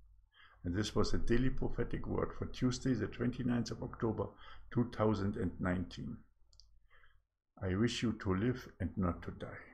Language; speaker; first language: English; non-native, fluent; German